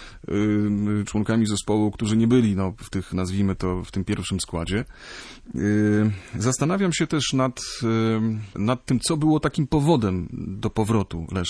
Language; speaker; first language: Polish; native; Polish